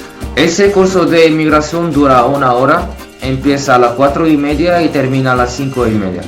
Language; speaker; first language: Spanish; non-native, fluent; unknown